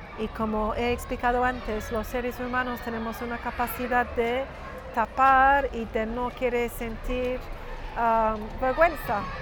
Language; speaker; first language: Spanish; non-native, fluent; English